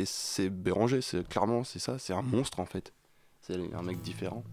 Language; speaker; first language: French; native; French